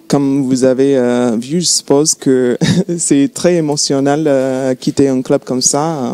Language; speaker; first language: French; non-native, fluent; English